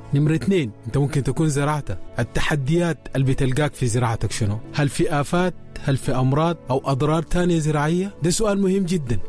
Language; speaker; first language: Arabic; native; Arabic